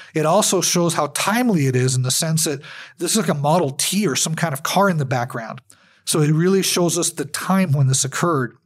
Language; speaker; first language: English; native; English